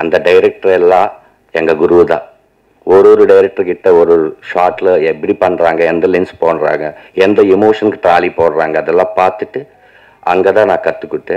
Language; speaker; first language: Tamil; non-native, learner; Telugu